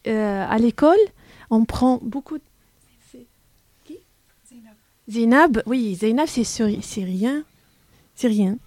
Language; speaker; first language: French; non-native, learner; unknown